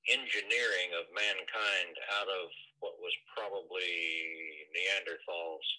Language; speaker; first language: English; native; English